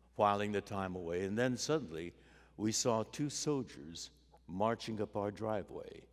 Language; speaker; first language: English; native; English